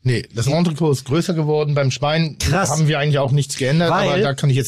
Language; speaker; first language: German; native; German